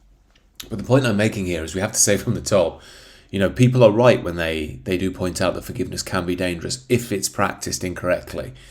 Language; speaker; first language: English; native; English